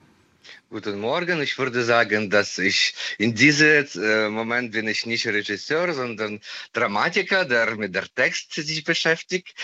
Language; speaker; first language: German; non-native, fluent; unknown